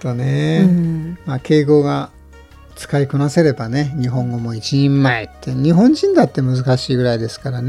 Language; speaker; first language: Japanese; native; Japanese